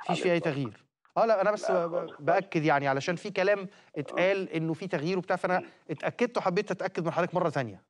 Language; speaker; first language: Arabic; native; Arabic